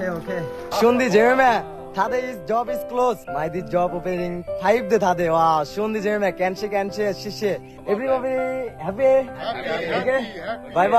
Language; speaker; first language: English; non-native, learner; Bangla